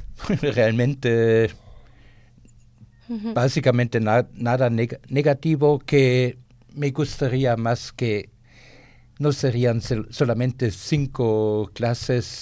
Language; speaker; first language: Spanish; non-native, fluent; German